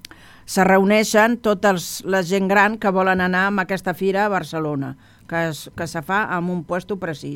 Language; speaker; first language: Catalan; non-native, local second language; Spanish